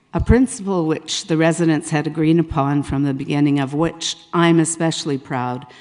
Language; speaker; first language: English; native; English